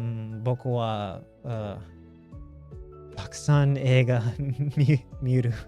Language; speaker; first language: Japanese; non-native, learner; English